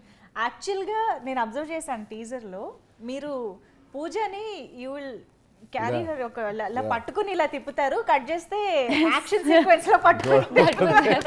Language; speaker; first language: Telugu; native; Telugu